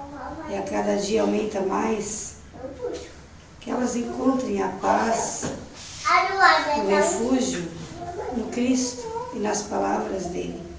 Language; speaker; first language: Portuguese; native; Portuguese